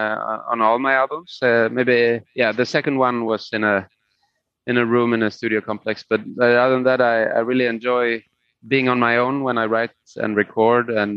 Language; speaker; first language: English; non-native, fluent; Spanish